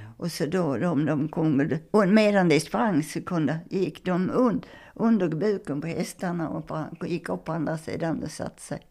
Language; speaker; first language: Swedish; native; Swedish